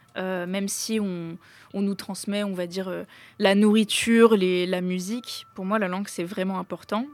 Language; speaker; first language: French; native; French